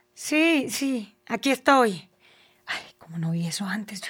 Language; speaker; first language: Spanish; native; Spanish